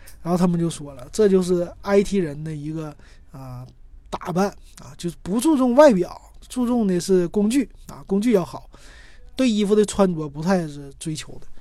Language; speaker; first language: Chinese; native; Chinese